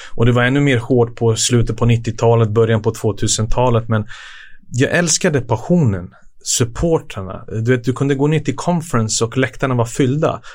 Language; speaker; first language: Swedish; early bilingual, other home language; Serbian